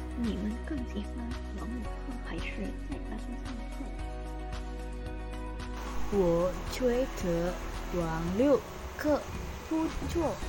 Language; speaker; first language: Chinese; non-native, learner; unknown